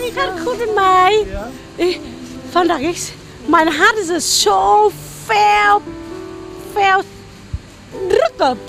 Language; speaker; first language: Dutch; non-native, learner; Vietnamese